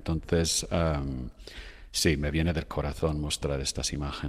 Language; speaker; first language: Spanish; non-native, fluent; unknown